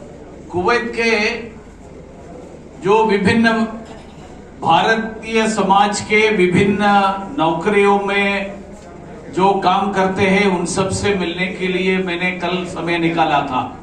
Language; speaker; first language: Hindi; non-native, local second language; Malayalam